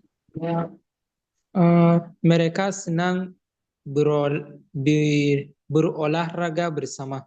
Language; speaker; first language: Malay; non-native, learner; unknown